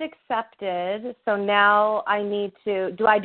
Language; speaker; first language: English; native; English